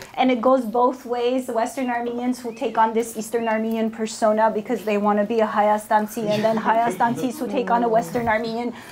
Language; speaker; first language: English; early bilingual, other home language; Armenian